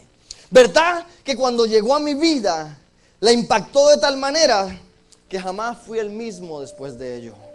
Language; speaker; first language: Spanish; native; Spanish